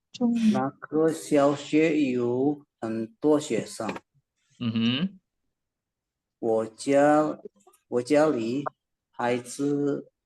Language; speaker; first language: Chinese; non-native, learner; Indonesian